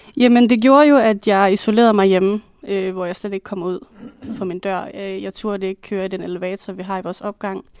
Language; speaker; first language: Danish; native; Danish